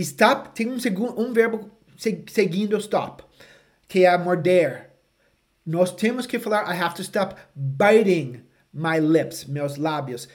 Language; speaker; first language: Portuguese; non-native, fluent; English